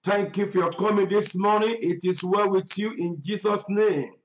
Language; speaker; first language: English; non-native, local second language; Yoruba